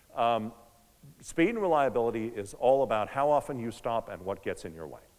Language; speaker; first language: English; native; English